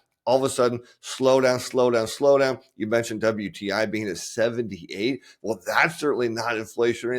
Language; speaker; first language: English; native; English